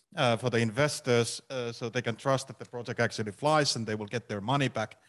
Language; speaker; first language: English; non-native, fluent; Finnish